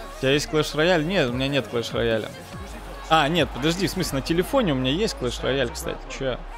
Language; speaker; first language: Russian; native; Russian